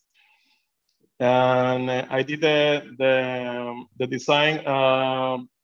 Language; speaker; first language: English; non-native, fluent; Spanish